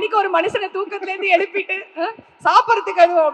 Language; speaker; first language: Tamil; native; Tamil